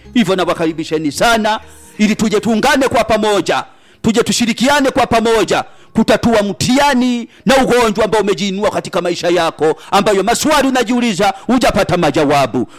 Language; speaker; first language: Swahili; non-native, local second language; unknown